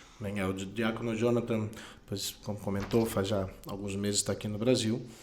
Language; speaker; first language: Portuguese; non-native, fluent; Spanish